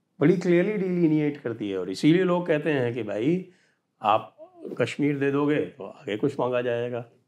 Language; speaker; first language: Hindi; native; Hindi